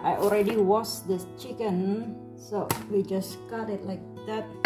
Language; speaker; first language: English; non-native, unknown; Indonesian